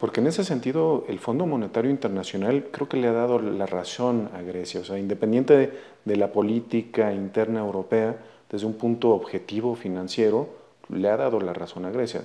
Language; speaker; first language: Spanish; native; Spanish